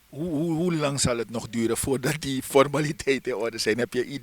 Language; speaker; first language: Dutch; native; Dutch